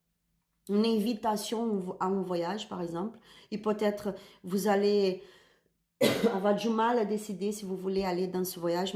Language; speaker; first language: French; non-native, learner; Spanish